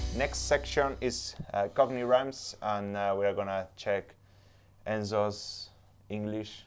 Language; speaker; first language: English; non-native, fluent; Spanish